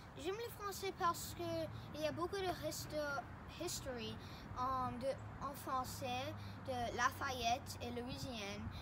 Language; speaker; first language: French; non-native, learner; English